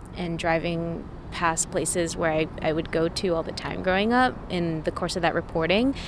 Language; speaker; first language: English; native; English